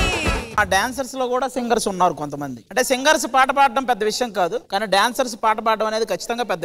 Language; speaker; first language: Telugu; native; Telugu